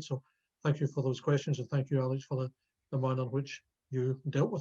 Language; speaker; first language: English; native; English